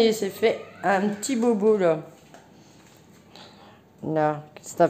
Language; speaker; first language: French; native; French